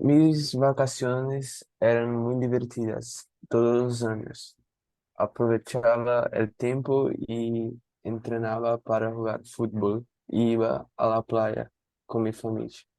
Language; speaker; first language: Spanish; non-native, learner; Portuguese